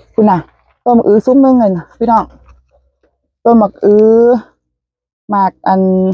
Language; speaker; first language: Thai; native; Thai